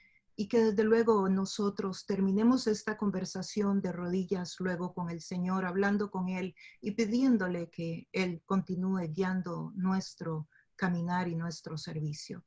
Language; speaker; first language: Spanish; native; Spanish